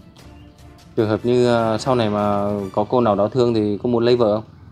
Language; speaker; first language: Vietnamese; native; Vietnamese